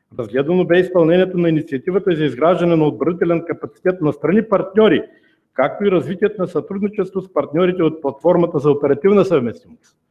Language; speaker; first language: Bulgarian; native; Bulgarian